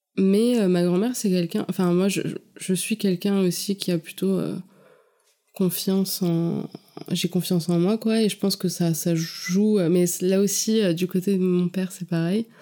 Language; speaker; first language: French; native; French